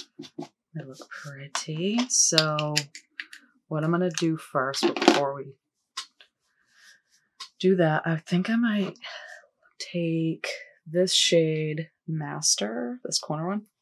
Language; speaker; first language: English; native; English